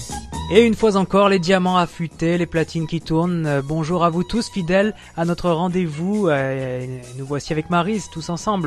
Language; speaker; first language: French; native; French